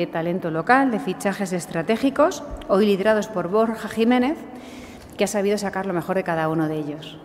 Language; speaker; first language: Spanish; native; Spanish